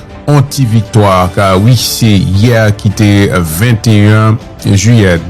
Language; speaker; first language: Haitian Creole; native; Haitian Creole